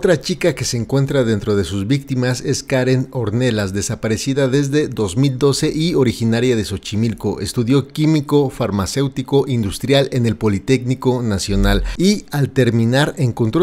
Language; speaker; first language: Spanish; native; Spanish